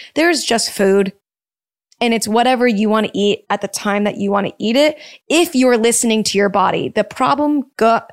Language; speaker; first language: English; early bilingual, other home language; Filipino